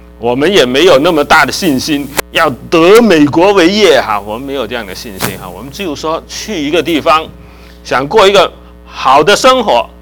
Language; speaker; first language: Chinese; native; Chinese